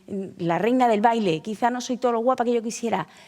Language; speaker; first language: Spanish; native; Spanish